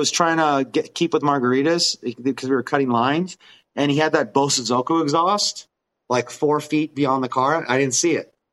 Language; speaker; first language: English; native; English